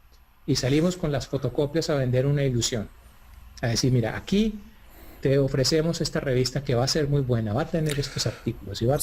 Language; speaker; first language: Spanish; native; Spanish